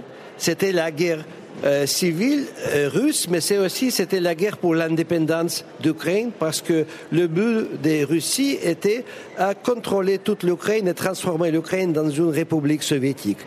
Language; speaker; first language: French; non-native, fluent; Russian